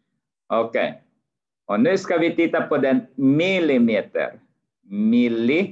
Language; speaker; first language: Swedish; non-native, fluent; Arabic